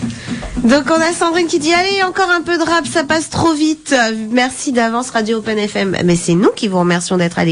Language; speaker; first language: French; native; French